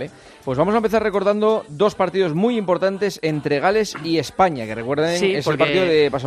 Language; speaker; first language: Spanish; native; Spanish